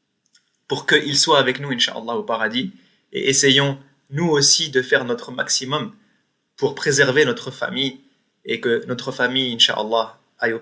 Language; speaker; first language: French; native; French